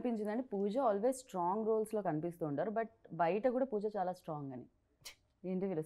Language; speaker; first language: Telugu; native; Telugu